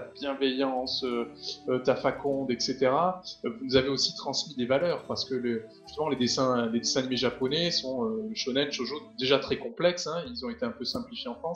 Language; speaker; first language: French; native; French